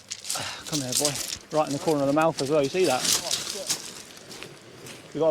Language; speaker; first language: English; native; English